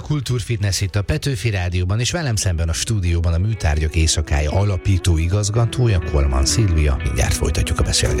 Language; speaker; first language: Hungarian; native; Hungarian